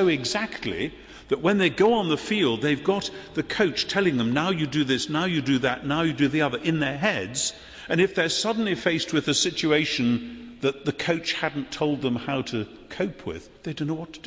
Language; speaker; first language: English; native; English